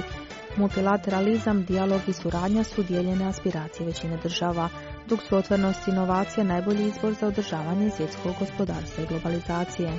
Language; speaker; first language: Croatian; native; Croatian